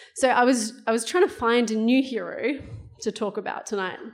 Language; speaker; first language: English; native; English